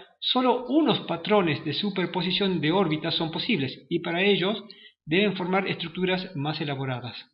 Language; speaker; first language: Spanish; native; Spanish